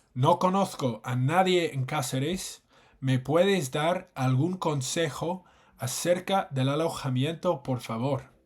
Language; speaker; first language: Spanish; non-native, fluent; English